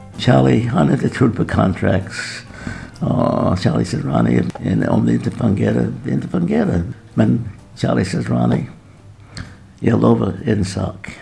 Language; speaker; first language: Swedish; non-native, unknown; English